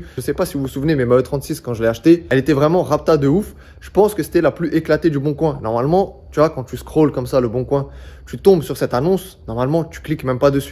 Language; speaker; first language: French; native; French